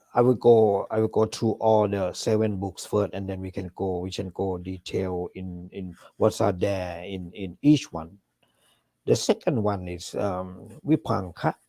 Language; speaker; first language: English; non-native, fluent; Thai